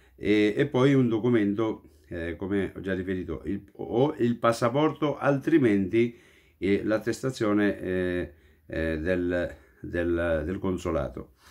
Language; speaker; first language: Italian; non-native, fluent; Urdu